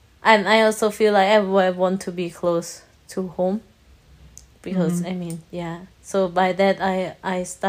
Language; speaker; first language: English; non-native, learner; Thai